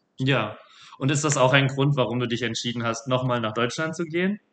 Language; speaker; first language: German; native; German